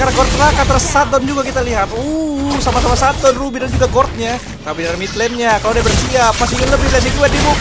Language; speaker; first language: Indonesian; native; Indonesian